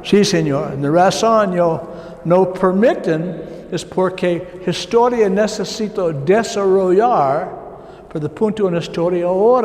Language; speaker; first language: Spanish; non-native, learner; English